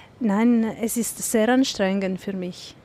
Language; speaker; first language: German; non-native, local second language; Italian